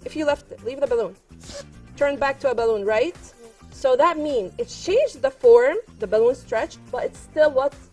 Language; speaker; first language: English; non-native, fluent; Arabic